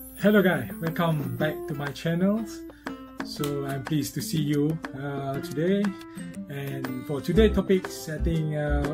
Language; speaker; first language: English; non-native, local second language; Malay